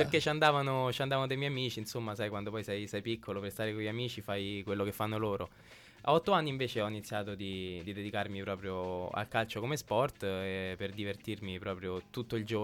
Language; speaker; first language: Italian; native; Italian